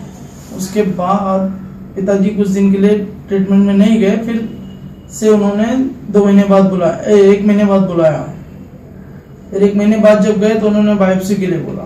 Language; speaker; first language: Hindi; native; Hindi